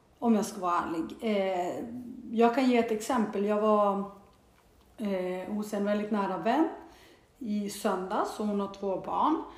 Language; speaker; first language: Swedish; early bilingual, other home language; Bosnian